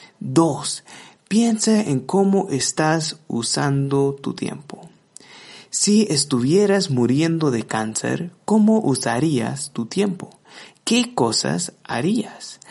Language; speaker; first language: Spanish; non-native, fluent; English